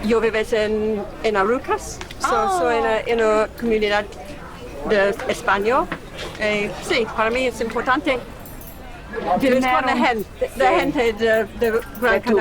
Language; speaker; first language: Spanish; non-native, learner; English